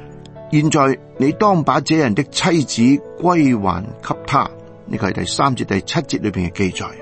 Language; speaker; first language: Chinese; non-native, local second language; Cantonese